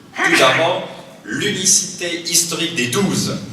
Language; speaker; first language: French; non-native, fluent; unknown